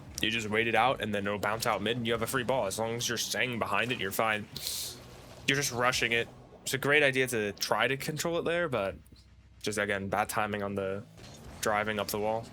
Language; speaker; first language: English; native; English